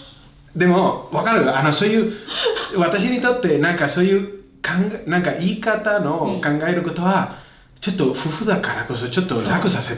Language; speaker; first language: Japanese; non-native, fluent; Spanish